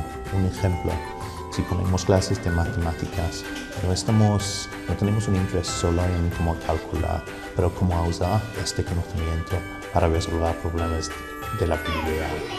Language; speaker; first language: Spanish; non-native, fluent; English